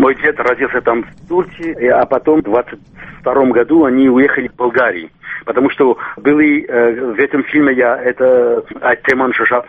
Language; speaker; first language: Russian; non-native, local second language; Armenian